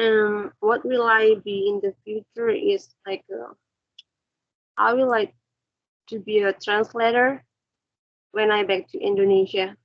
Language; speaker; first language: English; non-native, learner; Indonesian